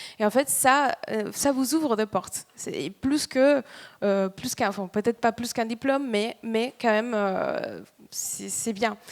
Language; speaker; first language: French; non-native, fluent; Spanish